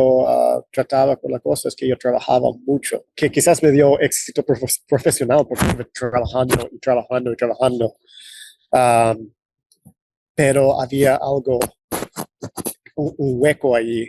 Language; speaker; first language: Spanish; non-native, fluent; English